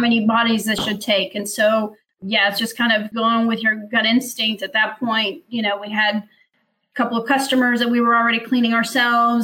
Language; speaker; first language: English; early bilingual, other home language; Spanish